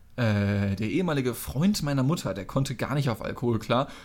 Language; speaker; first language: German; native; German